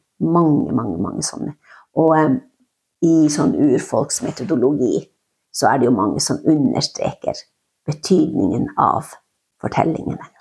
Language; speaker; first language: Norwegian; non-native, local second language; Northern Sami